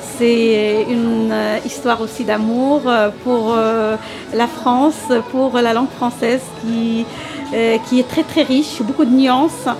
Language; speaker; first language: French; non-native, local second language; Arabic